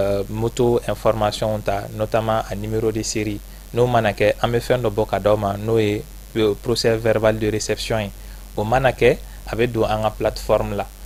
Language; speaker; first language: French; non-native, local second language; Bambara